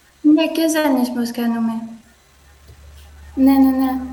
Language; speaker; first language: Greek; non-native, learner; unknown